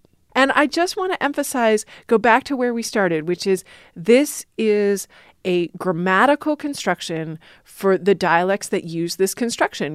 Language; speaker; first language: English; native; English